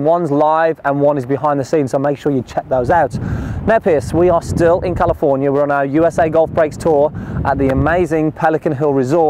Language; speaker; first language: English; native; English